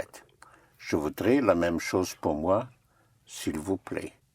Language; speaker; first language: French; non-native, fluent; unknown